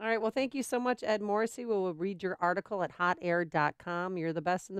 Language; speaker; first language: English; native; English